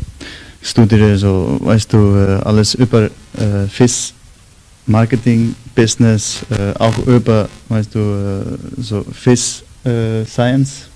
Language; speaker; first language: German; non-native, learner; Icelandic